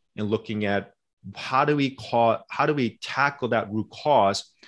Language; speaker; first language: English; early bilingual, other home language; Korean